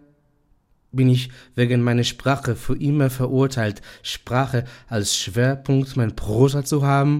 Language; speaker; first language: German; non-native, fluent; Hebrew